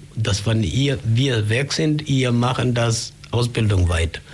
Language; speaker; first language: German; non-native, learner; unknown